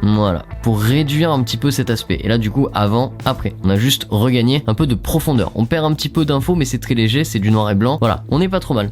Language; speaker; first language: French; native; French